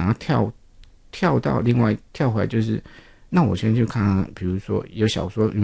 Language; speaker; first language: Chinese; non-native, local second language; Min Nan Chinese